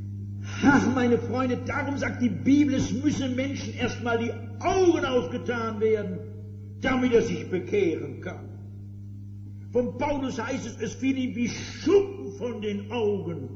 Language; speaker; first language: German; native; German